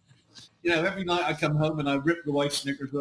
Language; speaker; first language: English; native; English